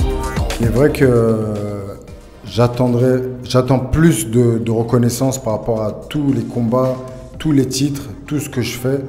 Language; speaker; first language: French; early bilingual, other home language; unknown